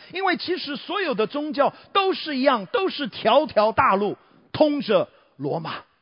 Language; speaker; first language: Chinese; native; Chinese